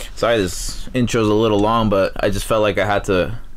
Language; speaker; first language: English; early bilingual, other home language; Spanish